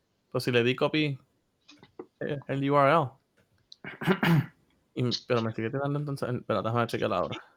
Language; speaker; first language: Spanish; native; Spanish